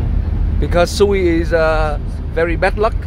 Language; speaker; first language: English; non-native, learner; Vietnamese